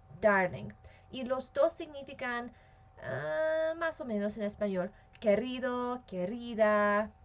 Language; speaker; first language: Spanish; non-native, fluent; English